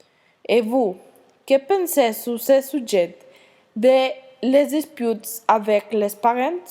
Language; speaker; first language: French; non-native, learner; Spanish